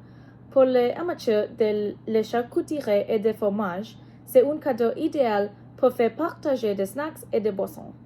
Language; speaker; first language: French; non-native, learner; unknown